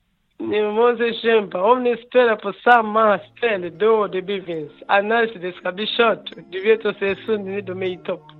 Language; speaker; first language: Swedish; non-native, learner; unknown